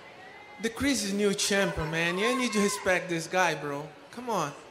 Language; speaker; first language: English; non-native, learner; Portuguese